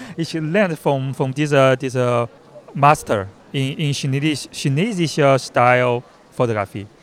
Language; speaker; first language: German; non-native, learner; Chinese